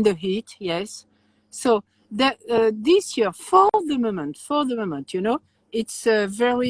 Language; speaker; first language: English; non-native, learner; French